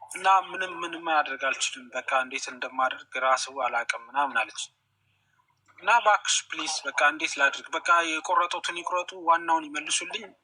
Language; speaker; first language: Amharic; native; Amharic